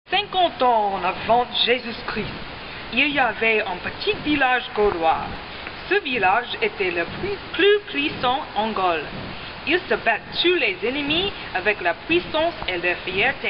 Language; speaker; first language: French; non-native, learner; English